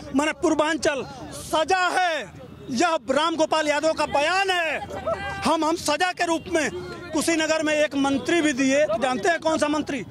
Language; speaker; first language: Hindi; native; Hindi